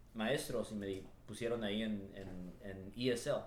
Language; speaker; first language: Spanish; early bilingual, heritage; Spanish